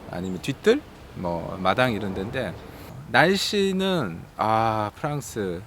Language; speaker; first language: Korean; native; Korean